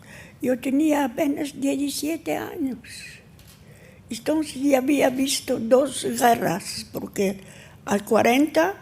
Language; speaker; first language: Spanish; early bilingual, heritage; Ladino